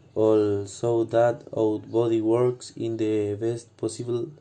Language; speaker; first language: English; non-native, learner; Spanish